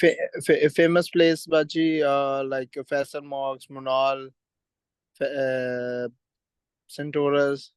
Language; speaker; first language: English; non-native, learner; Urdu